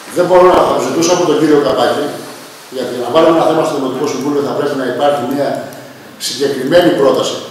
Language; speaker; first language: Greek; native; Greek